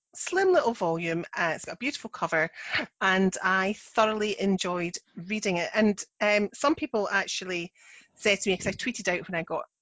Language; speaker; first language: English; native; English